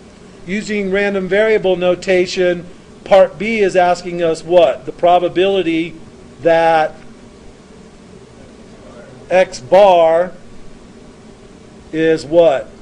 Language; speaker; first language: English; native; English